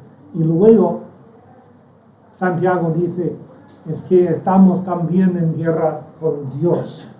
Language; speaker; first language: Spanish; non-native, fluent; English